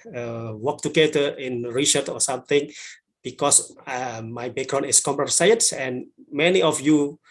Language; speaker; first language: English; non-native, learner; Indonesian